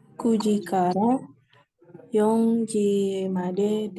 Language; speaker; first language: Japanese; non-native, learner; Indonesian